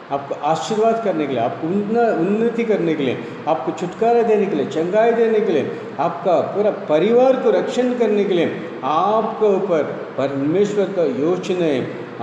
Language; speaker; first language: Hindi; non-native, local second language; Tamil